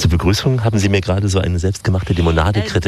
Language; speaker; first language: German; native; German